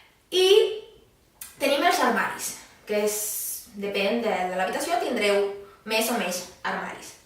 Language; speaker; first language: Catalan; non-native, fluent; Spanish